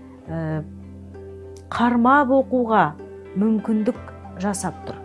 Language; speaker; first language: Kazakh; native; Kazakh